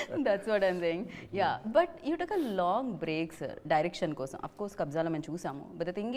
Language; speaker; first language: Telugu; native; Telugu